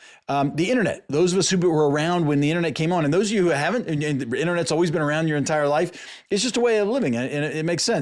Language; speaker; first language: English; native; English